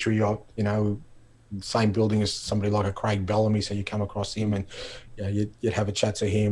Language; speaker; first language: English; native; English